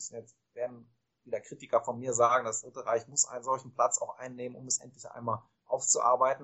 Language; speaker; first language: German; native; German